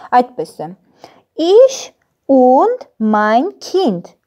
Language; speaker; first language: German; non-native, fluent; Armenian